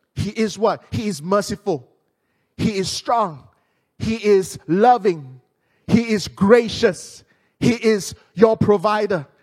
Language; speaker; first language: English; non-native, local second language; Min Nan Chinese